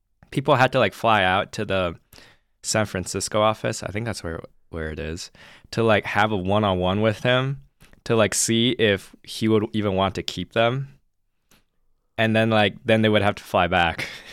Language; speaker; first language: English; early bilingual, other home language; Chinese